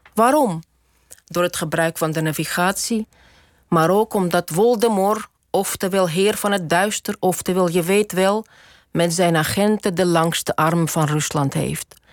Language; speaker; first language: Dutch; non-native, fluent; Russian